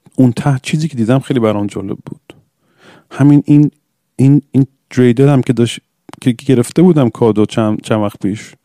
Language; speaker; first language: Persian; early bilingual, heritage; English